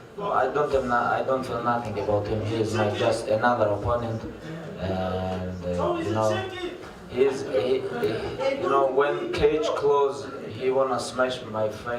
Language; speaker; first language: English; non-native, learner; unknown